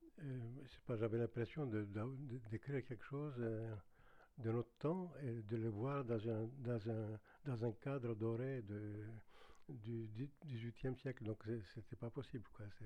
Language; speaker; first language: French; non-native, fluent; Greek